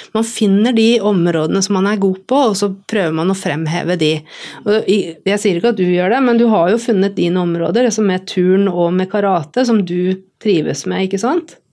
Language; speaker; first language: Norwegian; native; Norwegian